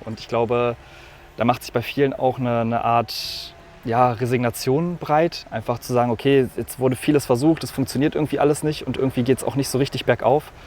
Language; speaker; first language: German; native; German